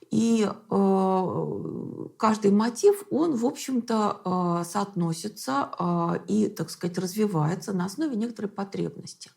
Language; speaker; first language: Russian; native; Russian